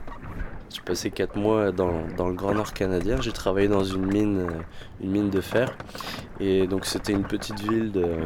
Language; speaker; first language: French; native; French